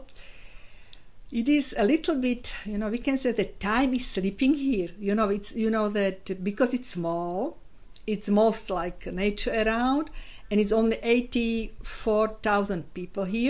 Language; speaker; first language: English; non-native, fluent; Slovak